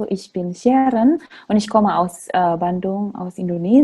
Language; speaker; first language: German; non-native, fluent; Indonesian